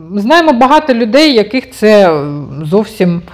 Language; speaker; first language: Ukrainian; non-native, local second language; Russian